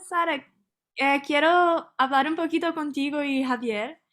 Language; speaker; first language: Spanish; non-native, fluent; Portuguese